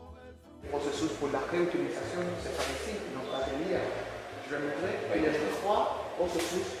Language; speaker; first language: French; non-native, learner; Spanish